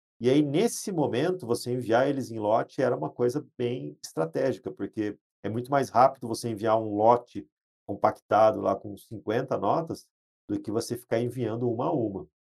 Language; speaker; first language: Portuguese; native; Portuguese